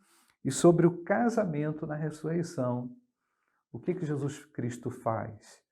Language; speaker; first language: Portuguese; native; Portuguese